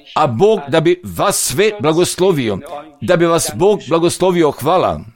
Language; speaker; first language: Croatian; non-native, fluent; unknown